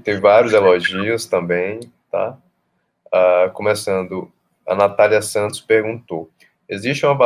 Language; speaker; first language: Portuguese; native; Portuguese